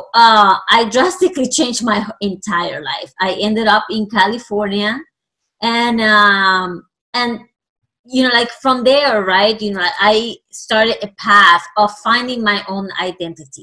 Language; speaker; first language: English; non-native, fluent; Spanish